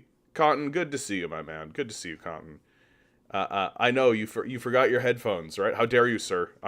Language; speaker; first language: English; native; English